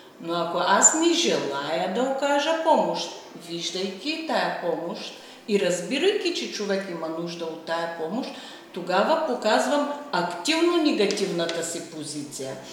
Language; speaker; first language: Bulgarian; non-native, fluent; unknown